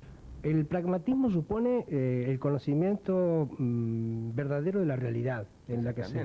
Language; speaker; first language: Spanish; native; Spanish